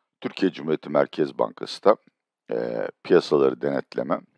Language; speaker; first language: Turkish; native; Turkish